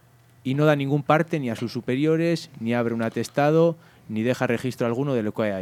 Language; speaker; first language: Spanish; native; Spanish